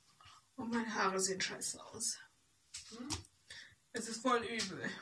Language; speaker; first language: German; native; German